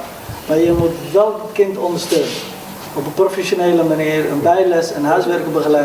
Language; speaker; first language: Dutch; non-native, fluent; Somali